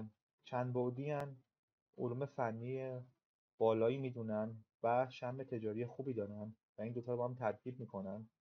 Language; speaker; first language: Persian; native; Persian